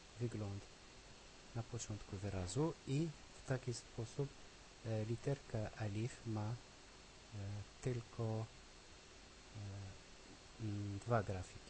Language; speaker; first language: Polish; non-native, learner; Arabic